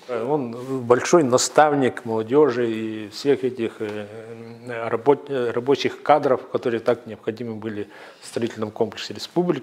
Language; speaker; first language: Russian; native; Russian